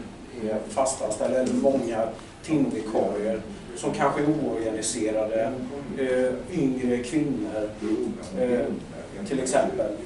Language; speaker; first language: Swedish; native; Swedish